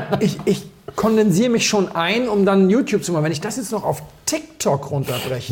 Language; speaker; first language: German; native; German